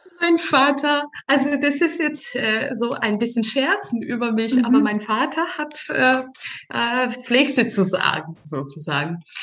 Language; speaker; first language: German; non-native, fluent; Serbian